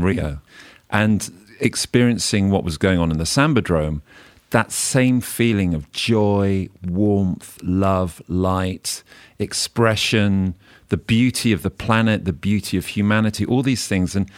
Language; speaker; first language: English; native; English